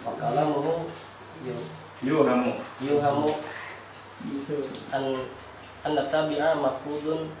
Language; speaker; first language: Arabic; non-native, learner; Indonesian